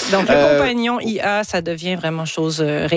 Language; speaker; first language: French; native; French